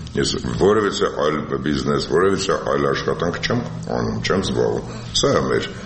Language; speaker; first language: Armenian; native; Armenian